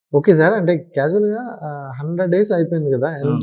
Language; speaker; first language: Telugu; native; Telugu